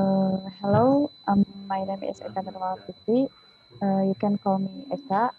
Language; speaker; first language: English; non-native, learner; Indonesian